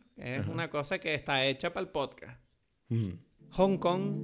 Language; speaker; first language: Spanish; non-native, fluent; French